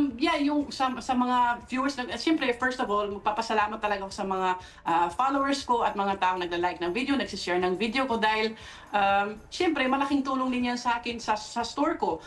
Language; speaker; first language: Filipino; non-native, fluent; Dutch